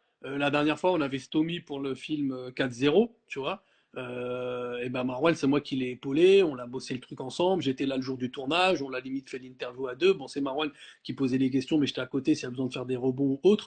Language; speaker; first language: French; native; French